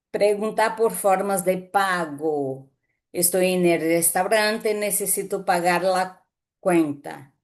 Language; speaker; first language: Spanish; non-native, fluent; Portuguese